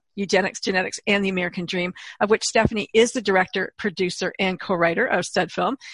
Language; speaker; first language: English; native; English